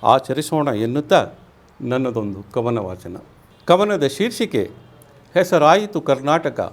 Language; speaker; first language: Kannada; non-native, local second language; Tamil